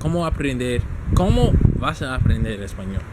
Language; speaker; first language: Spanish; non-native, learner; English